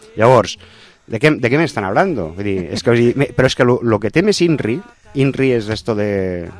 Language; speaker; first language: Catalan; non-native, local second language; Spanish